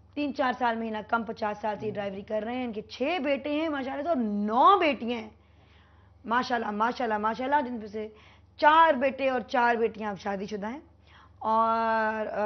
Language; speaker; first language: Urdu; native; Urdu